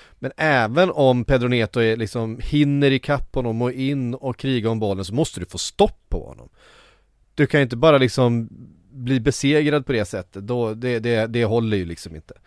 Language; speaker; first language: Swedish; native; Swedish